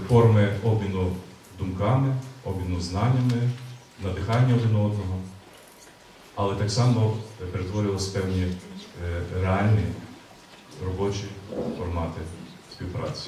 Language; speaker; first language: Ukrainian; native; Ukrainian